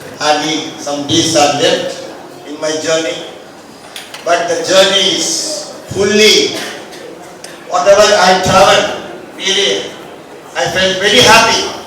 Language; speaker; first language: English; non-native, local second language; Telugu